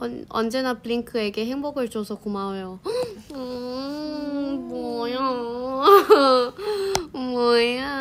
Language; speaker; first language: Korean; non-native, fluent; Thai